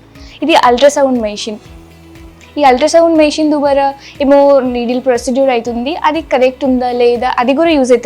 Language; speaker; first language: Telugu; non-native, learner; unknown